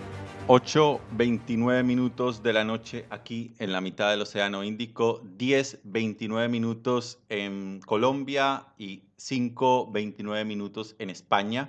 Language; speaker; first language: Spanish; native; Spanish